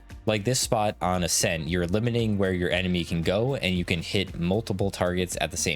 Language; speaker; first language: English; native; English